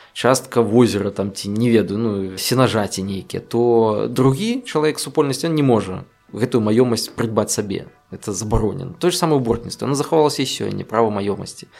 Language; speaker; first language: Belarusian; non-native, local second language; Russian